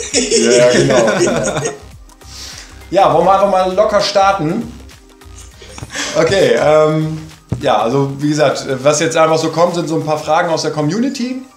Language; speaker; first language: German; native; German